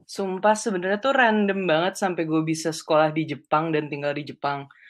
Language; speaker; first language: Indonesian; native; Indonesian